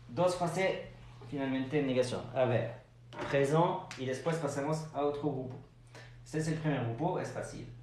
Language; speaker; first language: Spanish; non-native, fluent; French